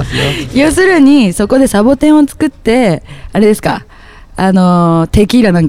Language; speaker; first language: Japanese; native; Japanese